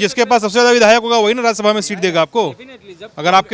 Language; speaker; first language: Hindi; native; Hindi